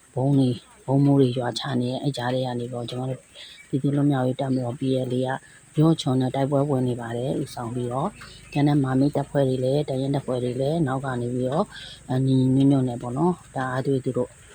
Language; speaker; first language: Burmese; native; Burmese